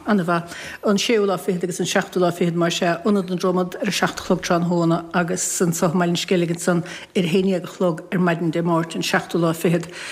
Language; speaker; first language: Irish; native; Irish